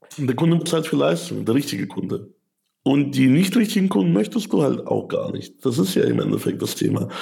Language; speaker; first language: German; early bilingual, other home language; Russian